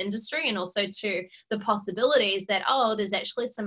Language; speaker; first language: English; native; English